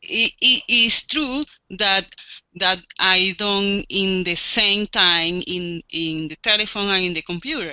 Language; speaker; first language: English; non-native, learner; Spanish